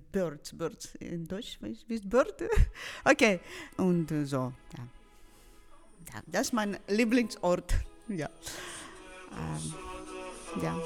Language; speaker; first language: German; non-native, learner; Ukrainian